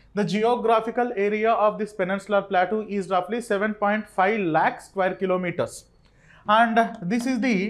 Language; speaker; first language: English; non-native, local second language; Telugu